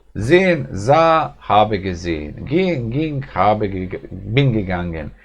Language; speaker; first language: German; non-native, fluent; Bosnian